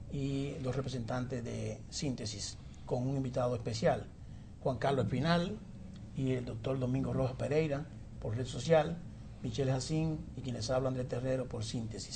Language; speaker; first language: Spanish; native; Spanish